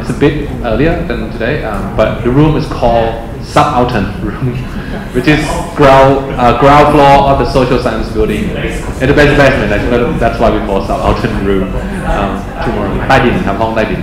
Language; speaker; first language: English; non-native, fluent; Thai